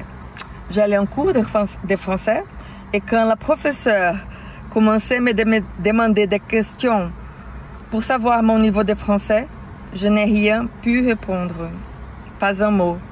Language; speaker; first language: French; non-native, learner; Portuguese